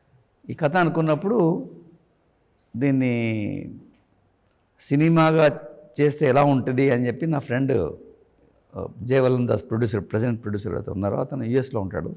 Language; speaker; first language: Telugu; native; Telugu